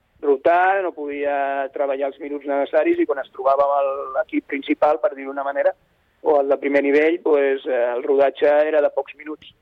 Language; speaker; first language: Catalan; native; Catalan